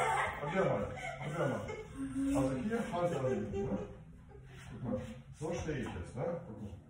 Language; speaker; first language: German; non-native, fluent; Russian